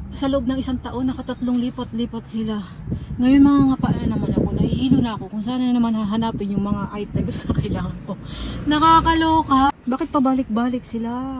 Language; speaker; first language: Filipino; native; Filipino